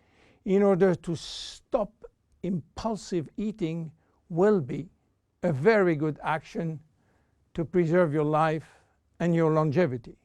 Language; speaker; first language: English; non-native, fluent; French